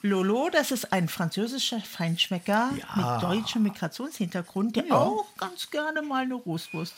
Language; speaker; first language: German; native; German